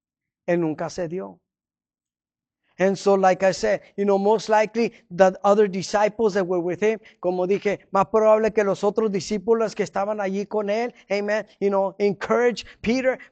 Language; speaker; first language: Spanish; early bilingual, heritage; Spanish